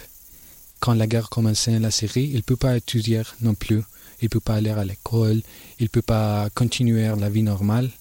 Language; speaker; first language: French; non-native, learner; Spanish